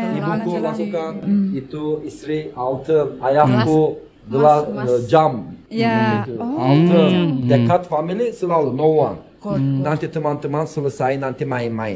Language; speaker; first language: Indonesian; non-native, learner; Turkish